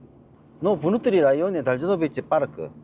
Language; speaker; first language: Russian; non-native, learner; Korean